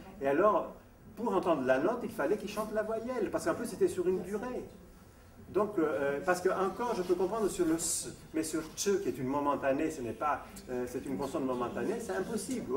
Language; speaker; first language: French; non-native, fluent; Italian